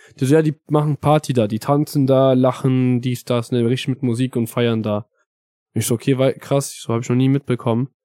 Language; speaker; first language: German; native; German